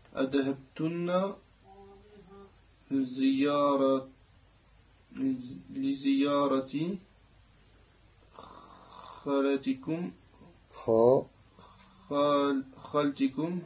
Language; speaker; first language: Arabic; non-native, learner; French